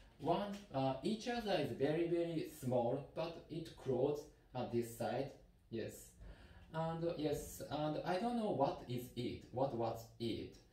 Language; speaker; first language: English; non-native, learner; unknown